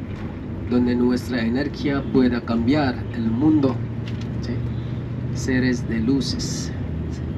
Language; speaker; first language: Spanish; non-native, fluent; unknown